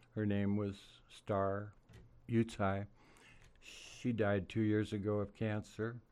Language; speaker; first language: English; native; English